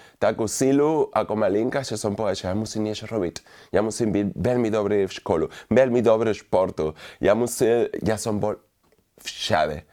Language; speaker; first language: Slovak; non-native, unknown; Spanish